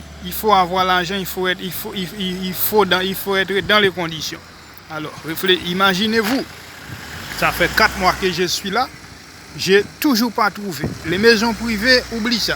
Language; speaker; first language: French; non-native, local second language; Haitian Creole